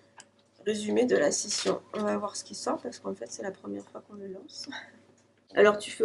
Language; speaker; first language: French; native; French